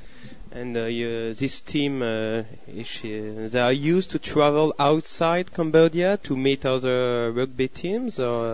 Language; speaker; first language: English; non-native, learner; French